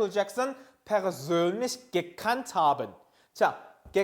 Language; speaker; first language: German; non-native, fluent; Korean